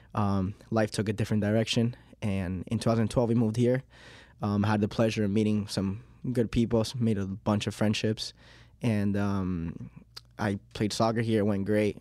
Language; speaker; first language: English; early bilingual, other home language; Spanish